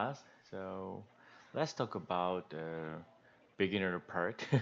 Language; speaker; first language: English; non-native, learner; Korean